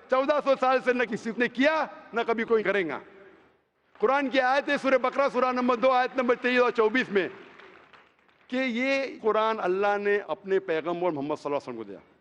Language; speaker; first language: Hindi; non-native, local second language; Konkani